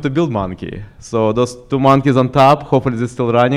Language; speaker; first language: English; non-native, fluent; Ukrainian